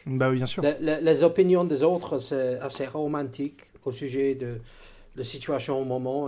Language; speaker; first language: French; non-native, learner; English